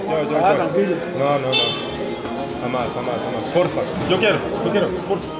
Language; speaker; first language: Spanish; non-native, learner; English